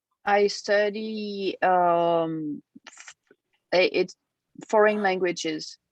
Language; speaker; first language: English; non-native, fluent; French